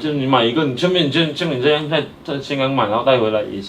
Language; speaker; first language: Chinese; native; Chinese